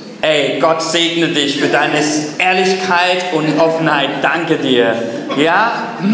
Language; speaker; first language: German; non-native, fluent; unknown